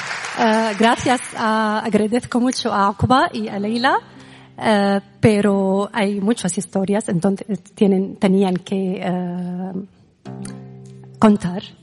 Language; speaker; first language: Spanish; non-native, learner; Arabic